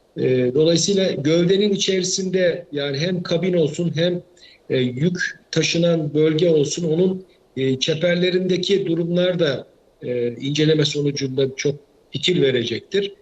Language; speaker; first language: Turkish; native; Turkish